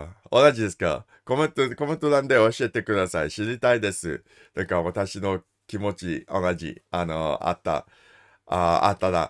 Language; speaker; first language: Japanese; non-native, learner; English